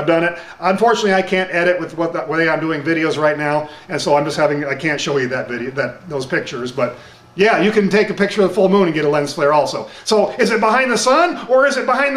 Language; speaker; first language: English; native; English